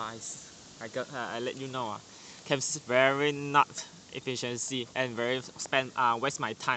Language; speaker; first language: English; non-native, learner; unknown